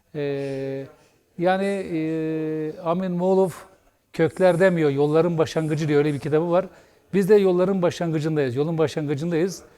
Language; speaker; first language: Turkish; non-native, local second language; Bulgarian